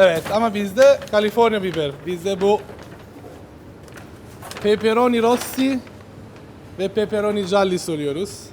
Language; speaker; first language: Turkish; non-native, learner; Italian